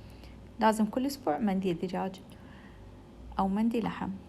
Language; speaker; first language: Arabic; native; Arabic